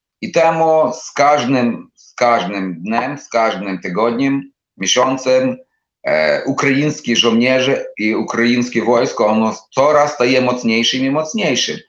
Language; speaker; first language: Polish; non-native, learner; Ukrainian